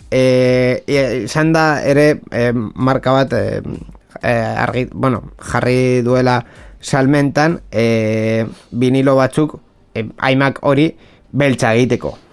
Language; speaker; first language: Basque; non-native, local second language; Spanish